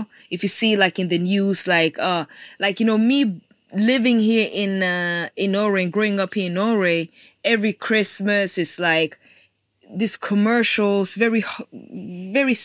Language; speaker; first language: English; non-native, fluent; Kikuyu